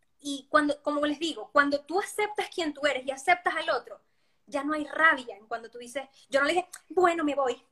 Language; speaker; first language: Spanish; native; Spanish